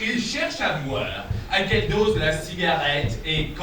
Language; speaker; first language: French; native; French